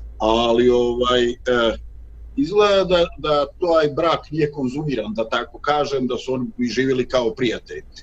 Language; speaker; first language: Bosnian; native; Bosnian